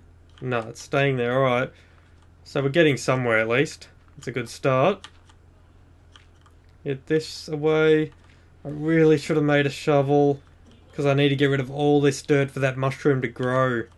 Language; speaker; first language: English; native; English